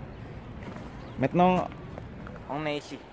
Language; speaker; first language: French; non-native, learner; Indonesian